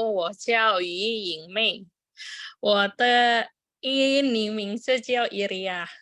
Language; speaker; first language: Chinese; non-native, learner; Indonesian